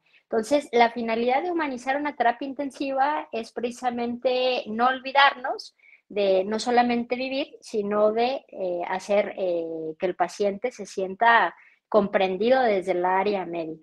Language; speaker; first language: Spanish; native; Spanish